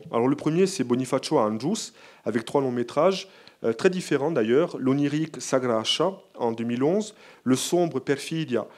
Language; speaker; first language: French; native; French